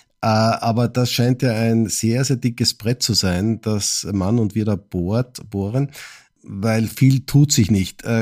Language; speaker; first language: German; native; German